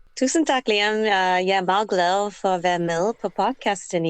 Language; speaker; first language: Danish; non-native, learner; English